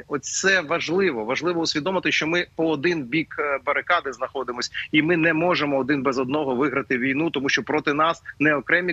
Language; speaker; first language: Ukrainian; native; Ukrainian